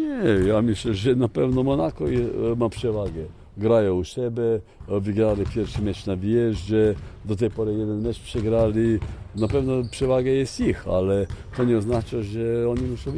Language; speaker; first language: Polish; non-native, fluent; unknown